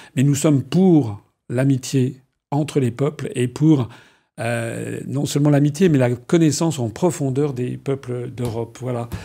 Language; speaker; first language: French; native; French